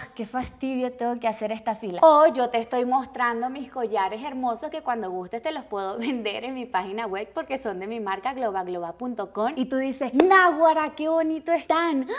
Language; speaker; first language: Spanish; native; Spanish